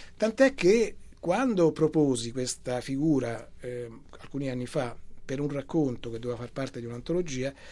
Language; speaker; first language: Italian; native; Italian